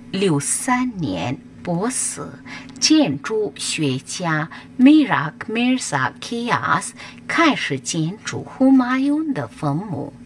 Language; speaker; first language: Chinese; non-native, learner; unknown